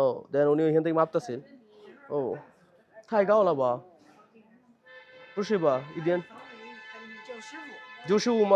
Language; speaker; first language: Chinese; non-native, learner; Bangla